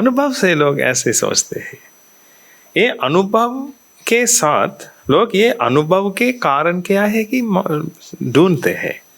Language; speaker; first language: Hindi; non-native, fluent; Sinhala